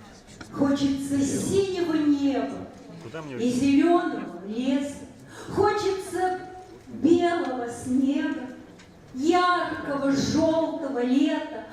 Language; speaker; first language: Russian; native; Russian